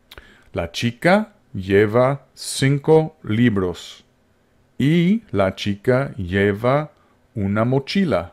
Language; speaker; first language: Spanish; non-native, fluent; English